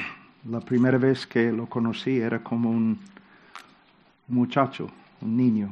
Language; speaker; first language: Spanish; non-native, fluent; English